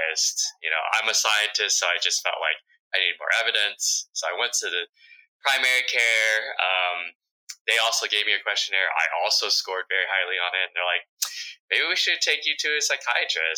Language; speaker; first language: English; early bilingual, other home language; Vietnamese